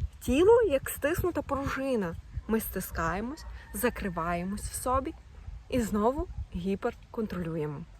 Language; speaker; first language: Ukrainian; non-native, local second language; Russian